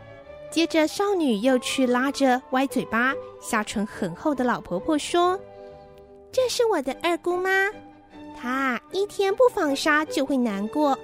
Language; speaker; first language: Chinese; native; Chinese